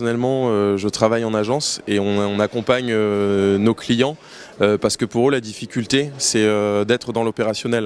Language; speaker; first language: French; native; French